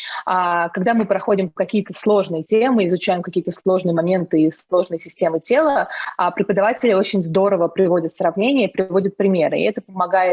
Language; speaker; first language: Russian; native; Russian